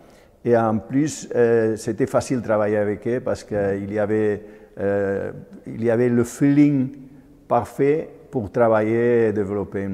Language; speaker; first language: French; non-native, fluent; Spanish